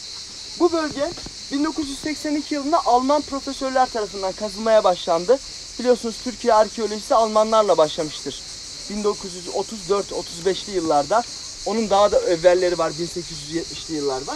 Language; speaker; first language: Turkish; native; Turkish